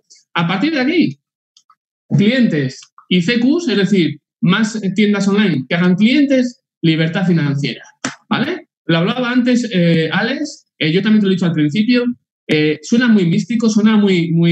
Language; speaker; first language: Spanish; native; Spanish